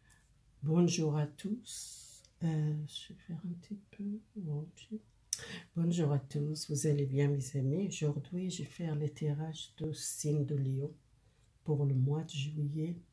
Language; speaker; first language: French; non-native, fluent; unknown